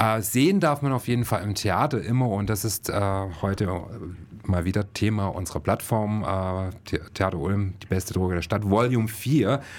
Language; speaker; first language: German; native; German